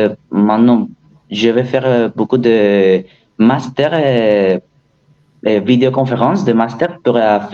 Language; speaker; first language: French; non-native, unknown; Spanish